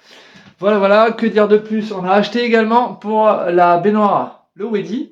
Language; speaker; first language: French; native; French